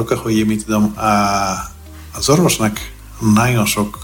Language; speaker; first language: Hungarian; non-native, fluent; Greek